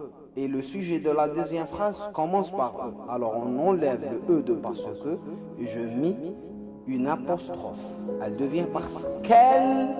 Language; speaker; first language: French; non-native, local second language; Arabic